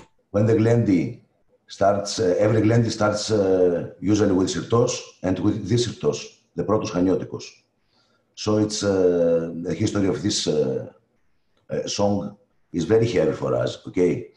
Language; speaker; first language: English; non-native, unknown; Greek